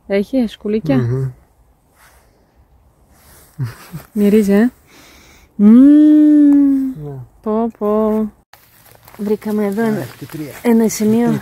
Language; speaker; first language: Greek; native; Greek